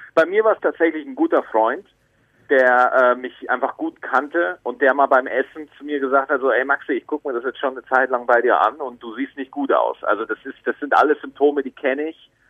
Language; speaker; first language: German; native; German